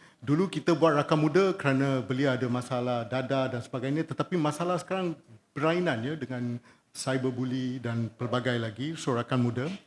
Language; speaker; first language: Malay; non-native, local second language; Tamil